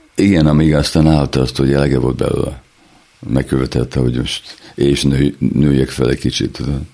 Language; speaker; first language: Hungarian; native; Hungarian